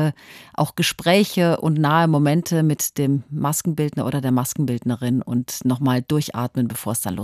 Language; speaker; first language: German; native; German